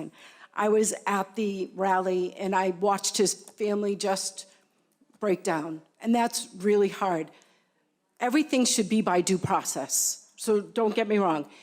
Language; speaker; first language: English; native; English